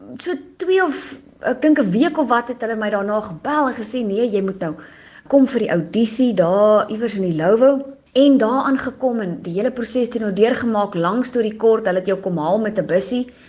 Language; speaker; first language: Afrikaans; native; Afrikaans